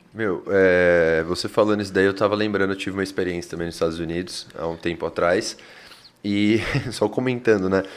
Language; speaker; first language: Portuguese; native; Portuguese